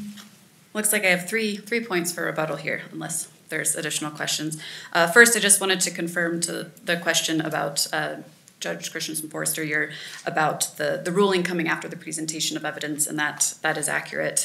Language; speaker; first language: English; native; English